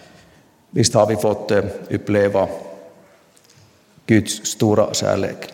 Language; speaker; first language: Swedish; non-native, local second language; Finnish